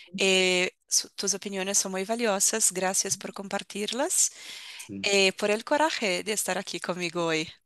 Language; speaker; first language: Spanish; non-native, fluent; Portuguese